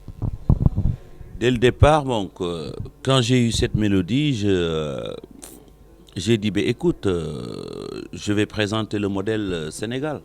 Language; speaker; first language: French; non-native, local second language; Wolof